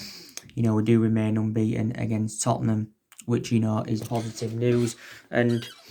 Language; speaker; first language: English; native; English